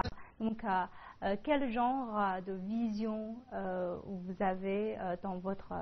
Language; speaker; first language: French; non-native, fluent; Chinese